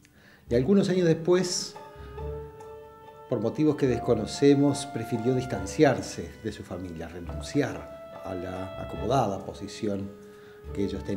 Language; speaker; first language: Spanish; native; Spanish